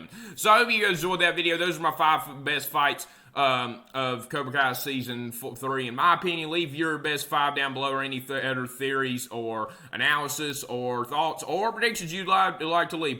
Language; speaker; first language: English; native; English